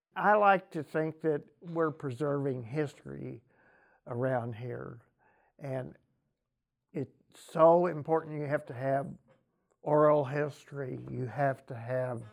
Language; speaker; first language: English; native; English